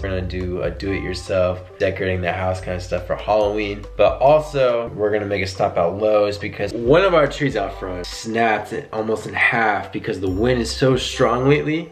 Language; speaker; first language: English; native; English